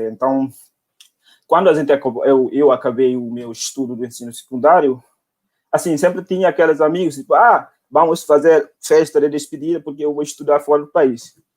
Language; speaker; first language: Portuguese; non-native, local second language; Tetum